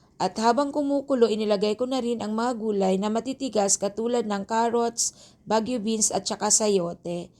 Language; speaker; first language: Filipino; native; Filipino